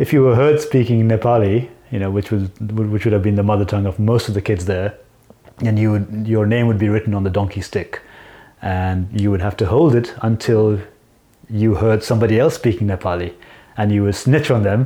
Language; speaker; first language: English; non-native, local second language; Nepali